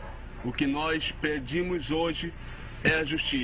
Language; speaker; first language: Portuguese; native; Portuguese